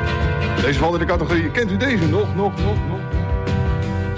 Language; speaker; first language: Dutch; native; Dutch